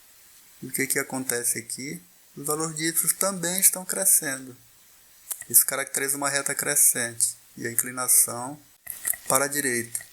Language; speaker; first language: Portuguese; native; Portuguese